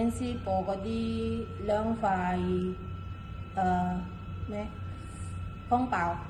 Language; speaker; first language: Cantonese; non-native, learner; Indonesian